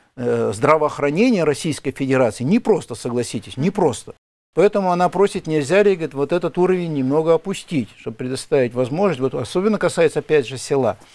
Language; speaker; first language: Russian; native; Russian